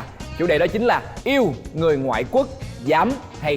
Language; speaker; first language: Vietnamese; native; Vietnamese